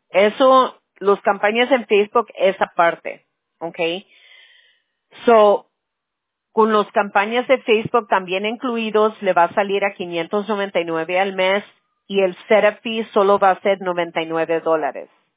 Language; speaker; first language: Spanish; early bilingual, other home language; English